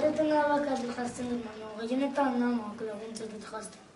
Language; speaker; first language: Basque; non-native, local second language; Spanish